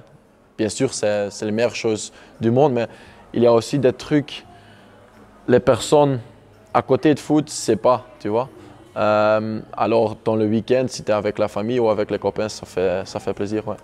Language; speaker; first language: French; non-native, local second language; Dutch